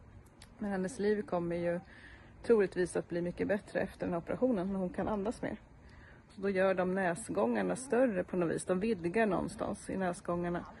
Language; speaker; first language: Swedish; native; Swedish